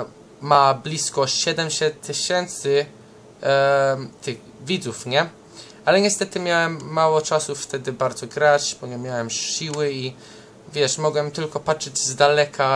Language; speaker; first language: Polish; early bilingual, heritage; English